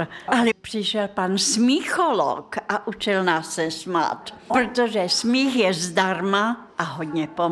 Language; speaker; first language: Czech; non-native, fluent; Russian